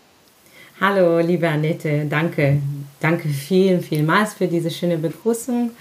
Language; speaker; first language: German; non-native, fluent; Hebrew